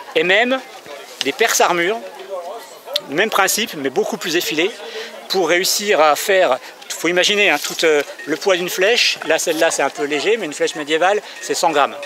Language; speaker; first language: French; native; French